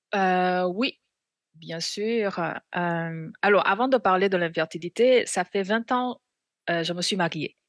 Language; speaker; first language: French; non-native, fluent; Korean